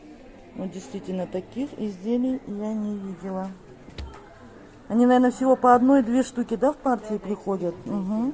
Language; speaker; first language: Russian; native; Russian